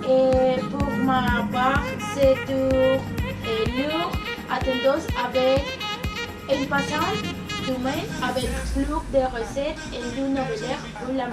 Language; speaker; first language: French; non-native, learner; Spanish